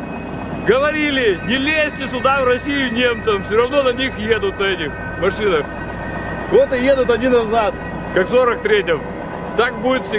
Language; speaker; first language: Russian; native; Russian